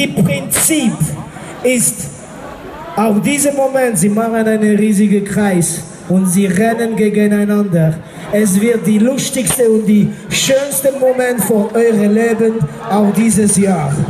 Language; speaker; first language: German; non-native, local second language; French